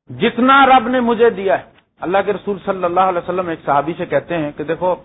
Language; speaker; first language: Urdu; non-native, local second language; Punjabi